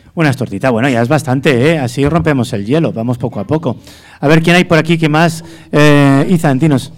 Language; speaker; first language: Spanish; native; Spanish